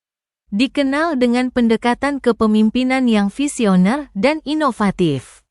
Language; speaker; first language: Indonesian; native; Indonesian